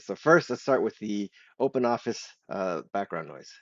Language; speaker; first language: English; native; English